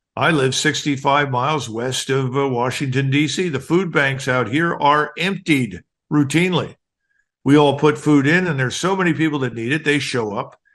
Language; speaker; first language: English; native; English